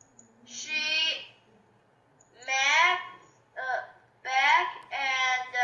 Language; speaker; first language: English; non-native, learner; Chinese